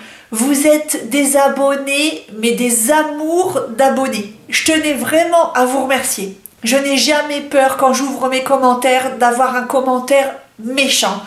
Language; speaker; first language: French; native; French